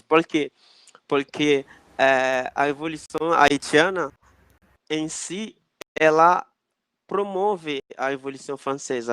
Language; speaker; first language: Portuguese; non-native, fluent; Haitian Creole